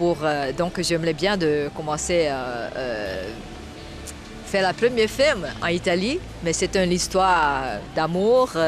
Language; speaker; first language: French; non-native, fluent; Chinese